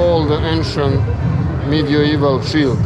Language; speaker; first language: English; non-native, fluent; Serbian